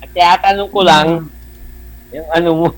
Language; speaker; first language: Filipino; non-native, local second language; Cebuano